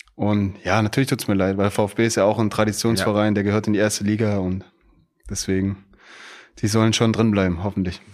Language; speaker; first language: German; native; German